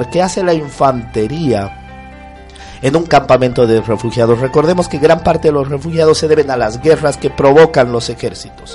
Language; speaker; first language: Spanish; native; Spanish